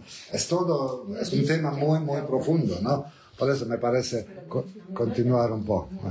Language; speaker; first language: Spanish; non-native, learner; Italian